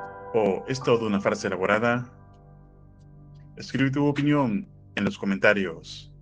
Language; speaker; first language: Spanish; native; Spanish